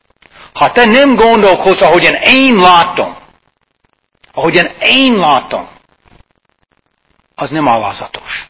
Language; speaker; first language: Hungarian; non-native, fluent; English